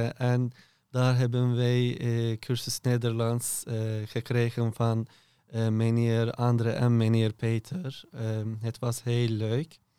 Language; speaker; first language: Dutch; non-native, learner; Turkish